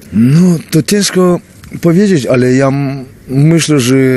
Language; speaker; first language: Polish; non-native, fluent; Russian